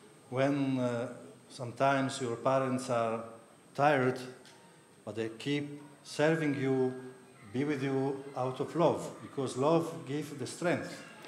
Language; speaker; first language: English; non-native, fluent; Italian